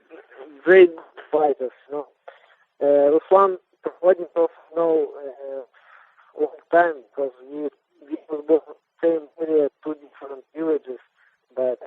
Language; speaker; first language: English; non-native, learner; Russian